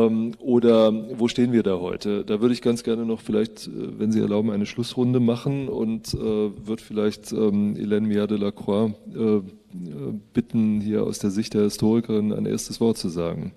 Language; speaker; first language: German; native; German